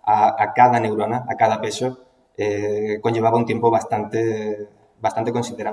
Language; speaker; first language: Spanish; native; Spanish